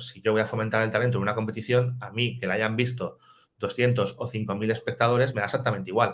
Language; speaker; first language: Spanish; native; Spanish